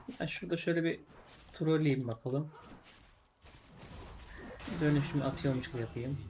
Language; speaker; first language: Turkish; native; Turkish